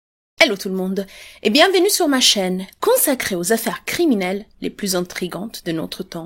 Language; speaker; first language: French; native; French